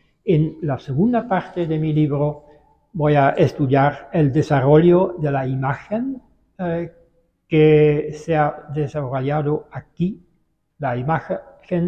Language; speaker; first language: Spanish; non-native, fluent; Dutch